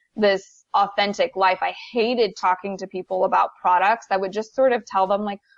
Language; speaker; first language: English; native; English